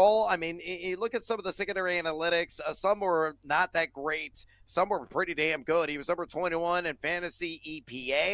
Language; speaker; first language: English; native; English